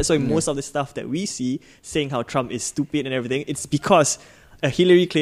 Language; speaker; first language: English; non-native, local second language; Malay